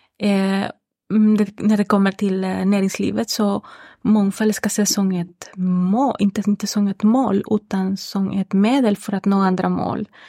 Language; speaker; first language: Swedish; non-native, fluent; Spanish